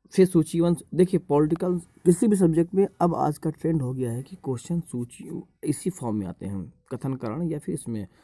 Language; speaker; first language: Hindi; native; Hindi